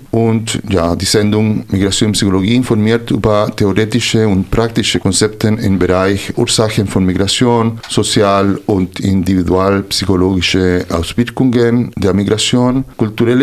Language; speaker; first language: German; non-native, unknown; Spanish